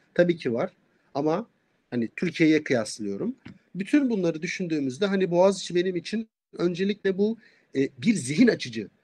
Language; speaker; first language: Turkish; native; Turkish